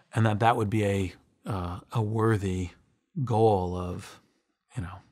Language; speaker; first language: English; native; English